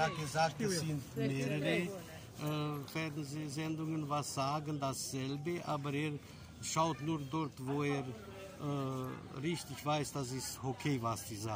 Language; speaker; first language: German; non-native, fluent; Romanian